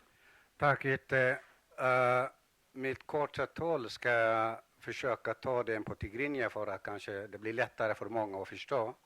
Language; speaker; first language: Swedish; non-native, fluent; Tigrinya